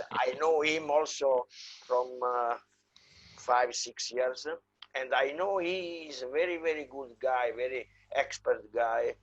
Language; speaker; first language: English; non-native, fluent; Italian